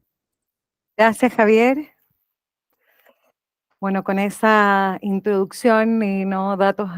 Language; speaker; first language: Spanish; native; Spanish